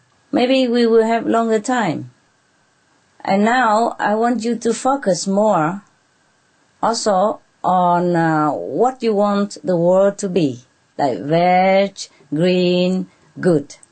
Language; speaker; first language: English; non-native, fluent; Vietnamese